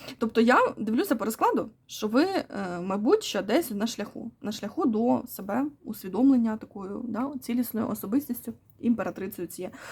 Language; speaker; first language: Ukrainian; non-native, local second language; Russian